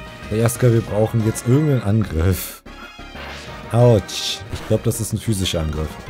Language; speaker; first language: German; native; German